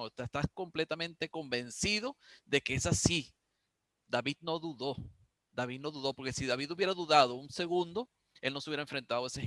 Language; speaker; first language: Spanish; native; Spanish